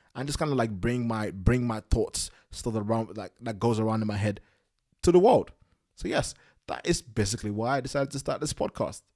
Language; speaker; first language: English; non-native, local second language; Yoruba